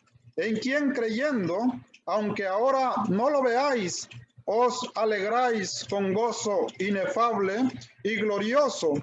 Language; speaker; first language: Spanish; native; Spanish